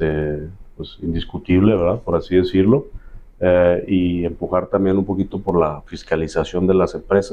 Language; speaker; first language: Spanish; native; Spanish